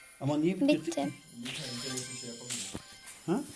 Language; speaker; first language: Turkish; early bilingual, heritage; Turkish